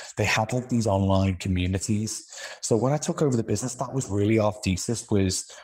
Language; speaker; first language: English; native; English